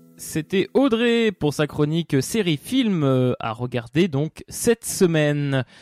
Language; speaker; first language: French; native; French